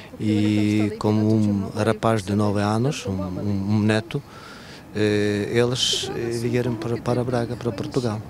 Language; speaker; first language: Portuguese; non-native, fluent; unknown